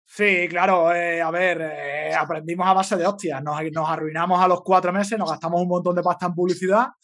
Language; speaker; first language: Spanish; native; Spanish